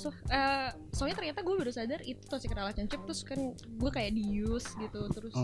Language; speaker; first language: Indonesian; native; Indonesian